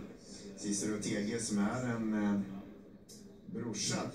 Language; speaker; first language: Swedish; native; Swedish